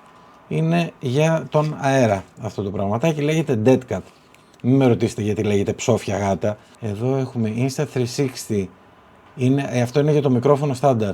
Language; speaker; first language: Greek; native; Greek